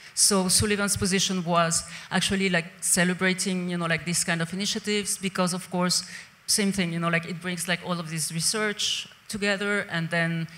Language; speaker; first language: English; non-native, fluent; Spanish